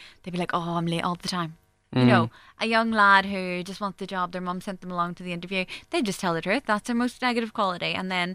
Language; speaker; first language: English; native; English